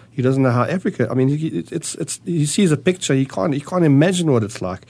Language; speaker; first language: English; early bilingual, other home language; German